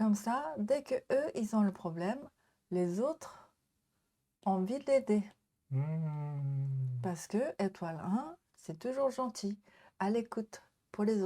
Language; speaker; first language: French; non-native, learner; Japanese